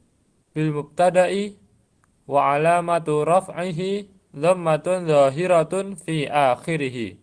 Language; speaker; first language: Arabic; non-native, learner; Indonesian